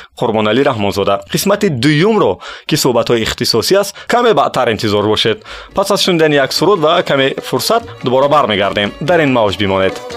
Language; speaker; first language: Tajik; native; Tajik